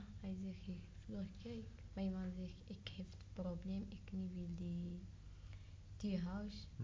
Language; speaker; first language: Dutch; non-native, learner; Arabic